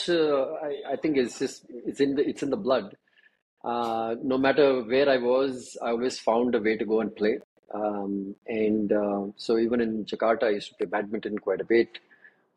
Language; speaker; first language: English; non-native, local second language; Kannada